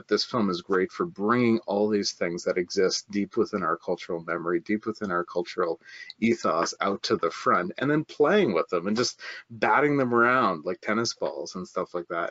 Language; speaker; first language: English; native; English